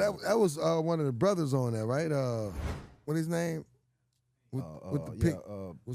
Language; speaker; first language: English; native; English